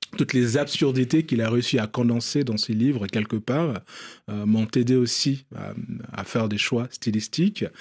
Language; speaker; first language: French; non-native, local second language; Bambara